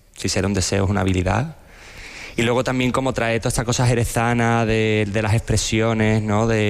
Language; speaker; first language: Spanish; native; Spanish